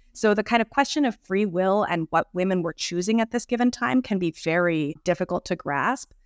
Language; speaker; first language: English; native; English